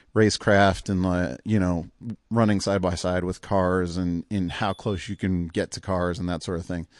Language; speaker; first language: English; native; English